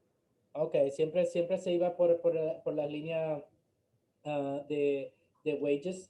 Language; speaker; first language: Spanish; native; Spanish